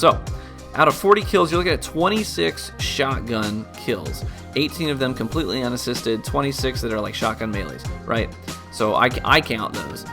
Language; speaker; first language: English; native; English